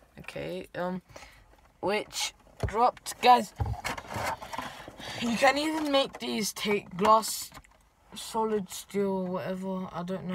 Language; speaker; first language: English; native; English